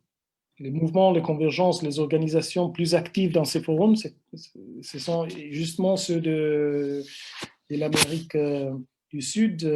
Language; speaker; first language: French; non-native, fluent; Italian